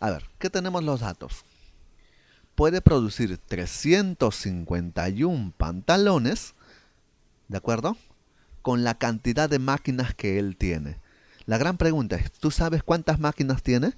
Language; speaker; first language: Spanish; native; Spanish